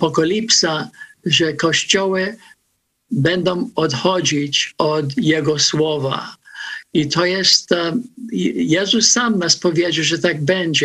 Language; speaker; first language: Polish; early bilingual, heritage; Polish